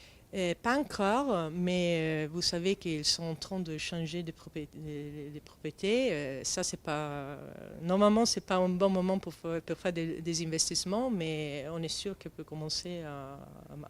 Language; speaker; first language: French; non-native, fluent; Italian